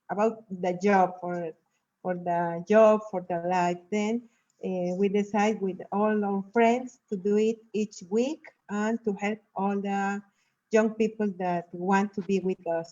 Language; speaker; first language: English; non-native, learner; Spanish